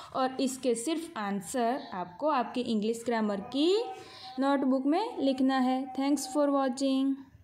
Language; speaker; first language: Hindi; non-native, local second language; Gujarati